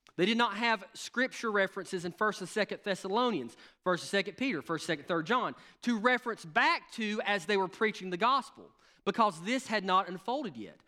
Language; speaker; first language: English; native; English